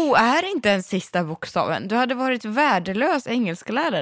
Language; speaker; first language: Swedish; native; Swedish